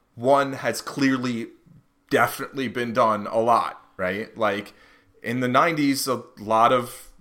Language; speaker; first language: English; native; English